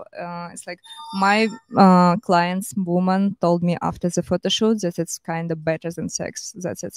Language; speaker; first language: English; non-native, fluent; Russian